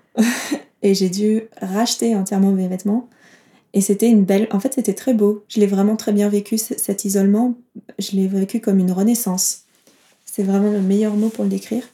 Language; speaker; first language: French; native; French